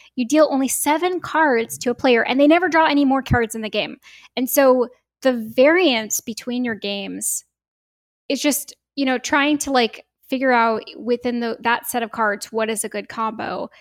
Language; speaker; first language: English; native; English